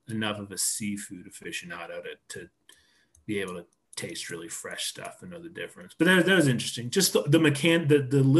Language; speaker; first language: English; native; English